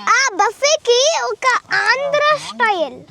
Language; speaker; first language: Telugu; early bilingual, heritage; Telugu